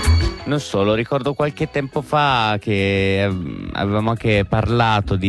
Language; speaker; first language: Italian; native; Italian